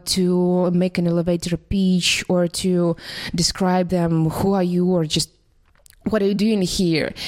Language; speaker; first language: English; non-native, fluent; Russian